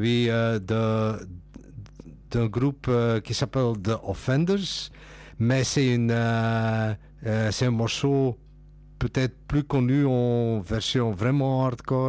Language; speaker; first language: French; non-native, local second language; Dutch